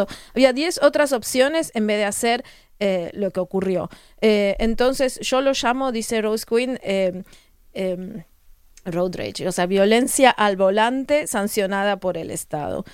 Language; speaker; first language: Spanish; native; Spanish